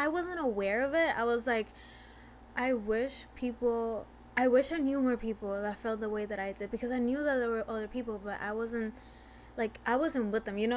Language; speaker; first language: English; non-native, fluent; Spanish